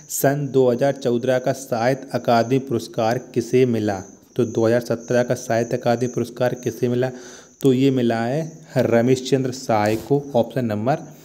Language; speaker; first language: Hindi; native; Hindi